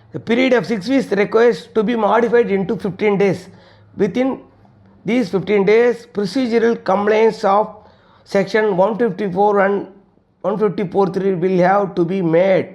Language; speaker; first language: English; non-native, local second language; Tamil